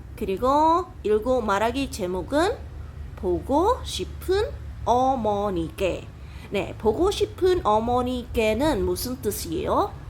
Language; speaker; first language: Korean; non-native, fluent; Khmer